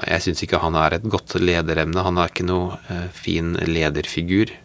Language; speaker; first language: Norwegian; non-native, fluent; English